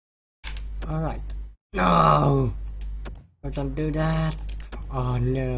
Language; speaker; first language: English; non-native, learner; Swedish